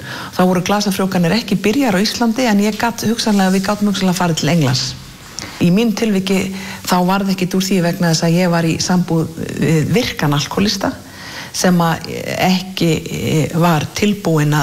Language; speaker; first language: Icelandic; native; Icelandic